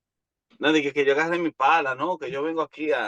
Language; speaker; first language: Spanish; native; Spanish